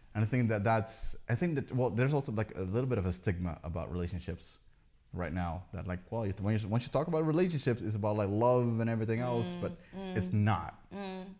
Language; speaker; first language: English; early bilingual, heritage; Dutch